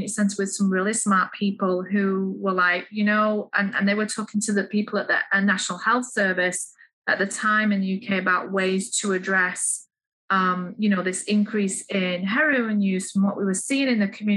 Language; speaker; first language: English; native; English